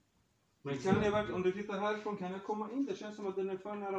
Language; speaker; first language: Swedish; early bilingual, other home language; Turkish